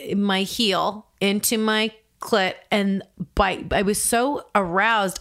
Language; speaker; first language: English; native; English